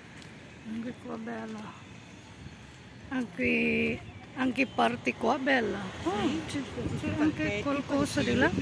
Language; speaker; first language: Italian; non-native, learner; Filipino